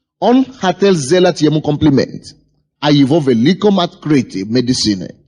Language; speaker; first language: Russian; non-native, fluent; Yoruba